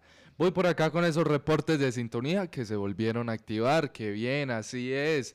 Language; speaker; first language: Spanish; native; Spanish